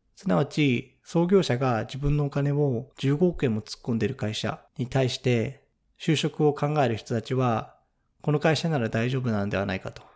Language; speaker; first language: Japanese; native; Japanese